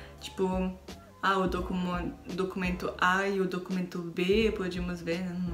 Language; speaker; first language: Portuguese; non-native, learner; French